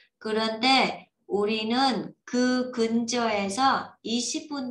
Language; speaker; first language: Korean; non-native, learner; Vietnamese